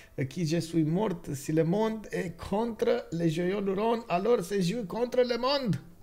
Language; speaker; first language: French; non-native, learner; Romanian